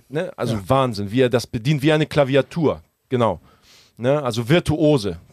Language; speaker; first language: German; early bilingual, other home language; Russian